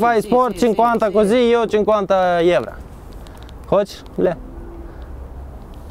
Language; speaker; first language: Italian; non-native, learner; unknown